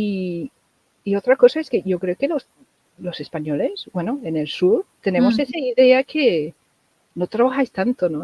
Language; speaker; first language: Spanish; non-native, fluent; English